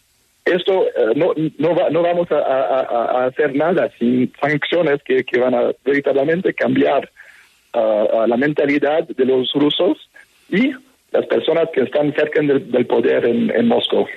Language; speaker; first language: Spanish; non-native, fluent; French